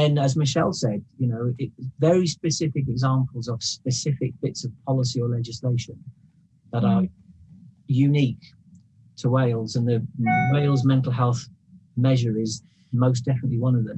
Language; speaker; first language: English; native; English